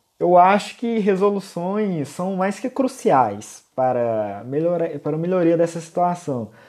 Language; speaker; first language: Portuguese; native; Portuguese